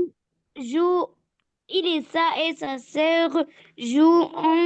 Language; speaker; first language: French; non-native, learner; Arabic